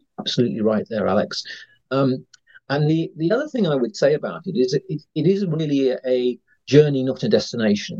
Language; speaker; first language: English; native; English